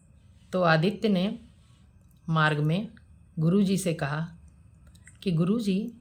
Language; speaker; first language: Hindi; native; Hindi